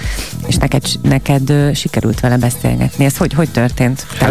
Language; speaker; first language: Hungarian; native; Hungarian